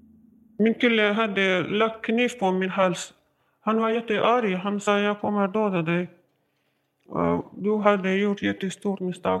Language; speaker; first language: Swedish; non-native, learner; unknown